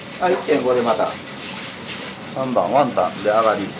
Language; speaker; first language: Japanese; native; Japanese